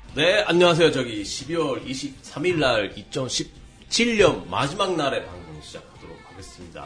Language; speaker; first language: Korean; non-native, fluent; Japanese